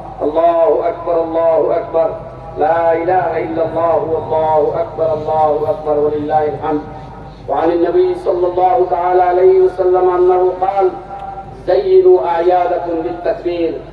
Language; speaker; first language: Arabic; non-native, fluent; Bangla